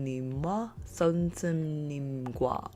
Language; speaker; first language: Korean; non-native, learner; English